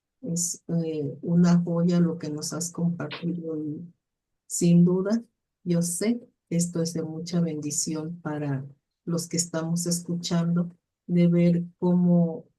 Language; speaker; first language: Spanish; native; Spanish